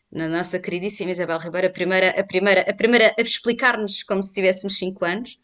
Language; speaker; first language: Portuguese; native; Portuguese